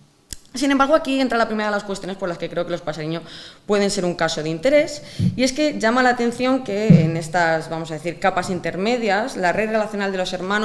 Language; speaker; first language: Spanish; native; Spanish